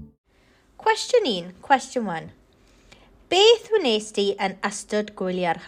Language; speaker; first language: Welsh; non-native, local second language; English